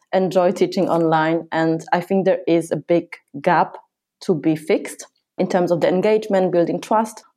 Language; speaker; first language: English; non-native, fluent; Polish